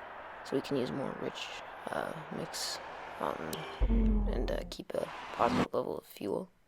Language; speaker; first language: English; native; English